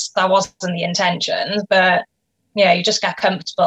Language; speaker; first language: English; native; English